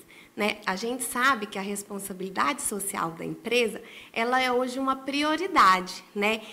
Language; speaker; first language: Portuguese; native; Portuguese